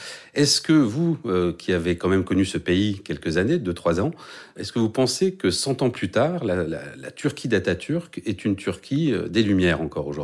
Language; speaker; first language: French; native; French